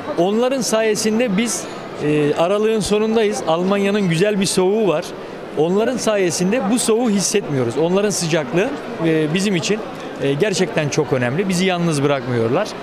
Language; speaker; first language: Turkish; native; Turkish